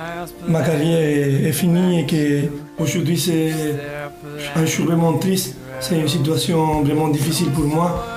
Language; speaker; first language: French; non-native, fluent; Spanish